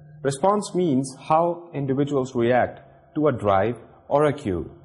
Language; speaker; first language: English; non-native, local second language; Urdu